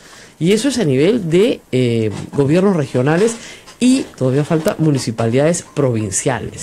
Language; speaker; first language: Spanish; native; Spanish